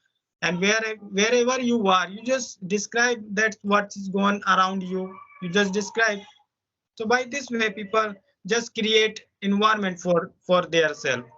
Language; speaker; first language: English; non-native, local second language; Hindi